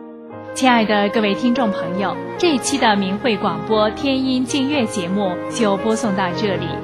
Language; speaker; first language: Chinese; native; Chinese